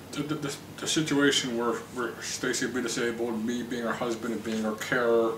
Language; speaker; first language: English; native; English